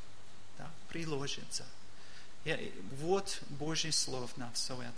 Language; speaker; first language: Russian; non-native, learner; English